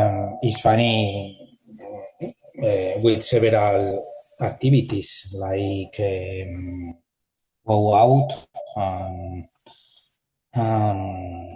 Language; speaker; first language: English; non-native, learner; Spanish